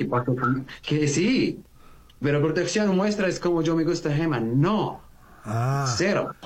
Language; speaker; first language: Spanish; non-native, learner; Arabic